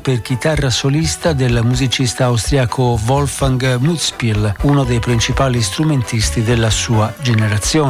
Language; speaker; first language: Italian; native; Italian